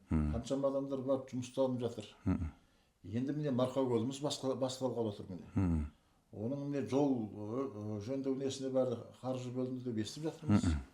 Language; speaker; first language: Kazakh; early bilingual, heritage; Kazakh